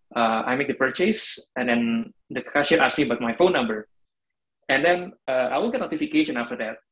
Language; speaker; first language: English; non-native, fluent; Indonesian